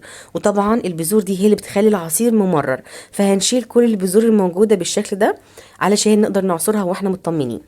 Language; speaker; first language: Arabic; native; Arabic